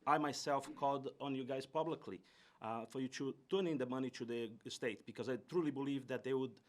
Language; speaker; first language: English; non-native, fluent; Portuguese